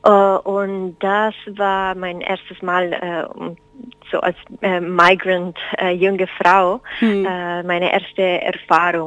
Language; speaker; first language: German; non-native, fluent; Spanish